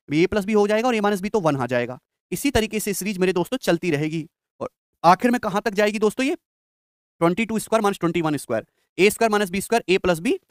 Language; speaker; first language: Hindi; native; Hindi